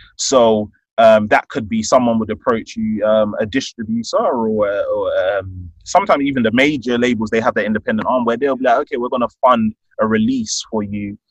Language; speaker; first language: English; native; English